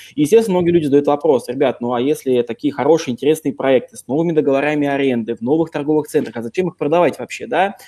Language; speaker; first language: Russian; native; Russian